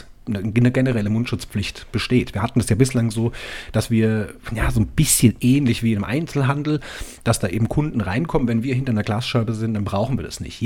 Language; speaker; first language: German; native; German